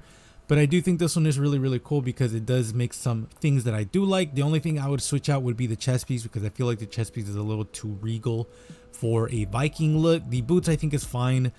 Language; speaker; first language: English; native; English